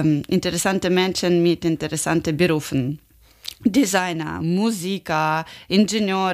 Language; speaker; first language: German; non-native, learner; Ukrainian